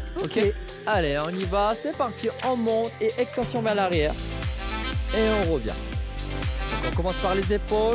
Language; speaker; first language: French; native; French